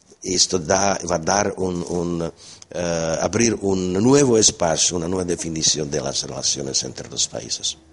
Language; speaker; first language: Spanish; non-native, fluent; Slovak